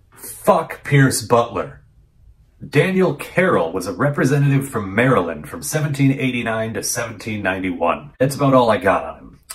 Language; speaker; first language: English; native; English